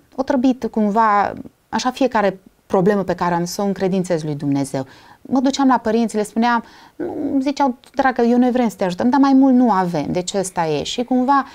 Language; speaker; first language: Romanian; native; Romanian